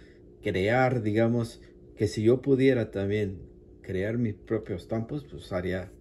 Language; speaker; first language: Spanish; native; Spanish